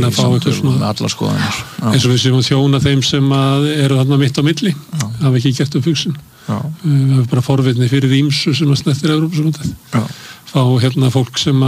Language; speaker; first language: Icelandic; native; Icelandic